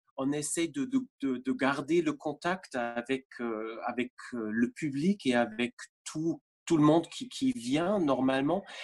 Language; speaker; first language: French; non-native, fluent; German